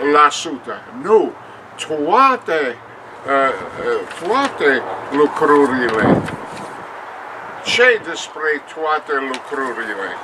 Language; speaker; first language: Romanian; non-native, learner; English